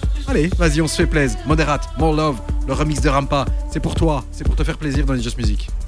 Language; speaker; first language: French; native; French